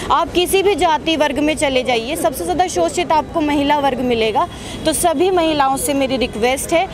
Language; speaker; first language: Hindi; native; Hindi